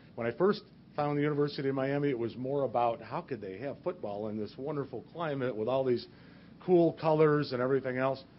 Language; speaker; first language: English; native; English